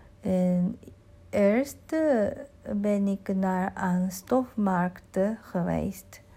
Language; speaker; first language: Dutch; non-native, learner; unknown